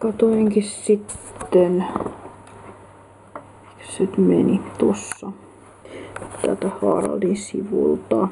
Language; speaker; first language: Finnish; native; Finnish